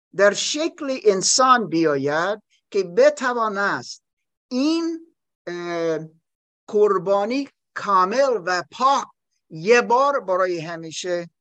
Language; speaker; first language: Persian; non-native, learner; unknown